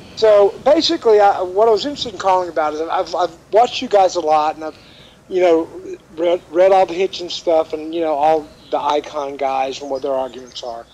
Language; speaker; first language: English; native; English